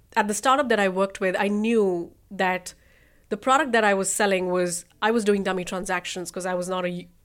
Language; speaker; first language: English; non-native, local second language; Hindi